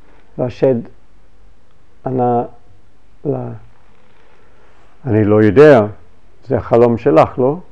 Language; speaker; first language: Hebrew; non-native, fluent; English